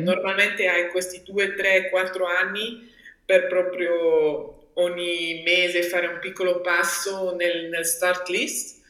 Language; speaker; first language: Italian; non-native, local second language; German